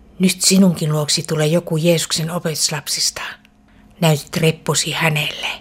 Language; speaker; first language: Finnish; native; Finnish